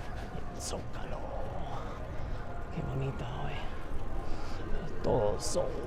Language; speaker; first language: Spanish; non-native, learner; English